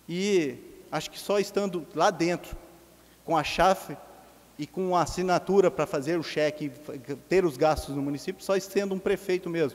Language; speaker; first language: Portuguese; native; Portuguese